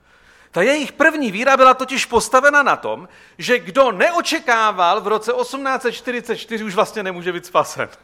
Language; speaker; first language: Czech; native; Czech